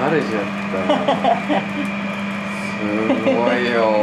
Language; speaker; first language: English; non-native, learner; Japanese